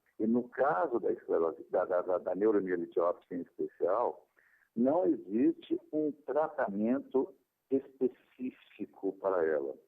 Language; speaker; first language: Portuguese; native; Portuguese